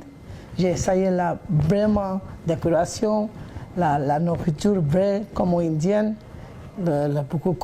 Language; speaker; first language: French; non-native, learner; Bangla